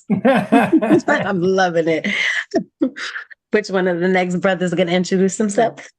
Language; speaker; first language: English; native; English